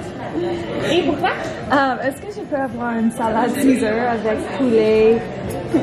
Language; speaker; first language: French; non-native, learner; English